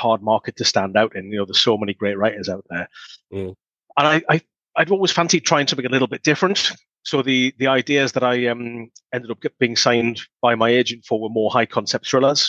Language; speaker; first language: English; native; English